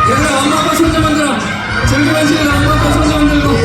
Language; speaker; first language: Korean; native; Korean